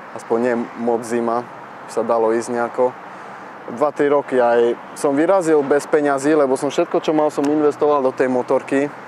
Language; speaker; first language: Slovak; early bilingual, heritage; Slovak